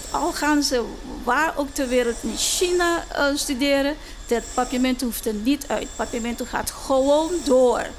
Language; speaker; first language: Dutch; non-native, local second language; Papiamento